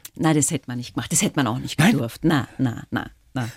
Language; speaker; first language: German; native; German